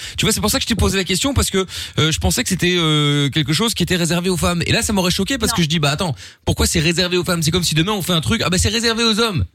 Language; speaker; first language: French; early bilingual, other home language; Portuguese